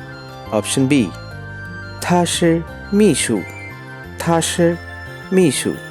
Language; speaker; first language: Chinese; non-native, fluent; Urdu